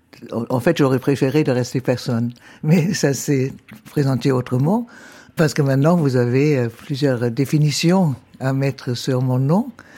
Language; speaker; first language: French; non-native, fluent; German